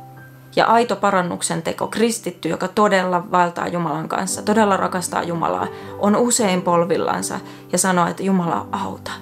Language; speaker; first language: Finnish; native; Finnish